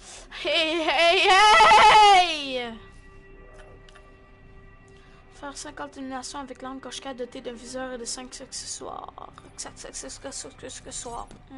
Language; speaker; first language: French; native; French